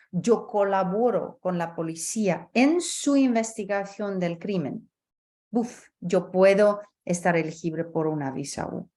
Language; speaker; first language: Spanish; early bilingual, heritage; Spanish